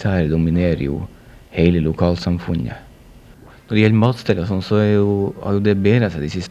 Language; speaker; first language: Norwegian; native; Norwegian